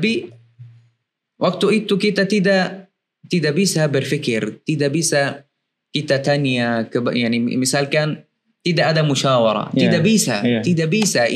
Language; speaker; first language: Indonesian; non-native, learner; Arabic